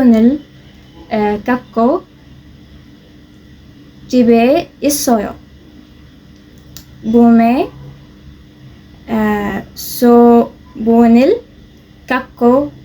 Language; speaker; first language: Korean; non-native, learner; Arabic